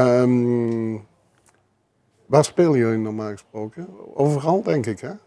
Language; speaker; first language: Dutch; native; Dutch